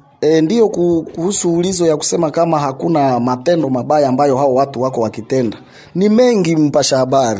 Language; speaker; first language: Swahili; non-native, local second language; Nande